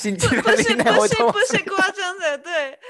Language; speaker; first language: Chinese; non-native, learner; Japanese